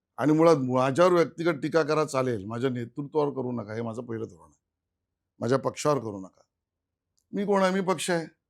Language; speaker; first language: Marathi; native; Marathi